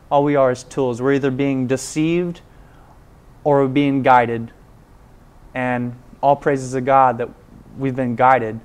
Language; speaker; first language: English; native; English